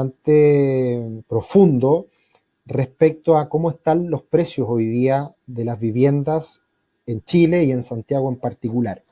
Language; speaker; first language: Spanish; native; Spanish